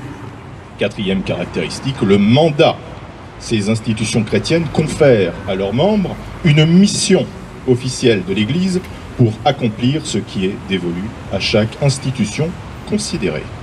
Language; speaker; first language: French; native; French